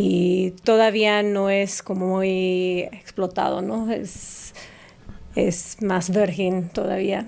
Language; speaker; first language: Spanish; non-native, fluent; English